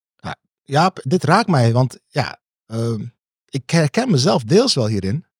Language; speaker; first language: Dutch; early bilingual, other home language; Turkish